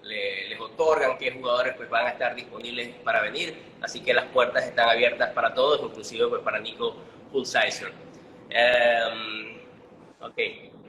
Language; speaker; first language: Spanish; native; Spanish